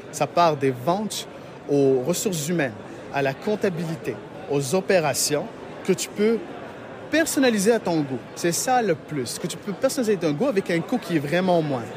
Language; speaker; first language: French; non-native, local second language; Arabic